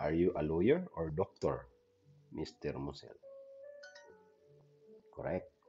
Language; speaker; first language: English; non-native, learner; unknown